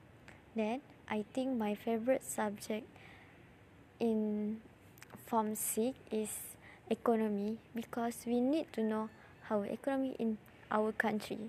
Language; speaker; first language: English; non-native, learner; Malay